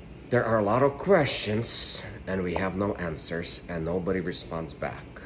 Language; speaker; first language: English; non-native, fluent; Ukrainian